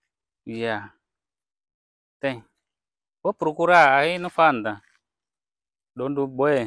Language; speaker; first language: Portuguese; non-native, learner; Vietnamese